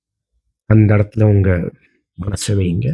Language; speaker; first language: Tamil; native; Tamil